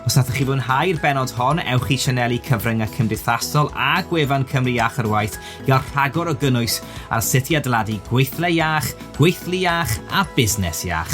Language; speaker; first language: Welsh; native; Welsh